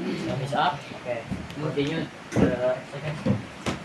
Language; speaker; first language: English; non-native, learner; Indonesian